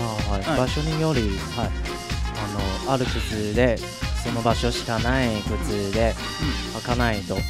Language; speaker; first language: Japanese; non-native, fluent; Chinese